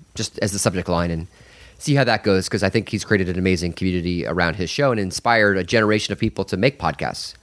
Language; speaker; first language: English; native; English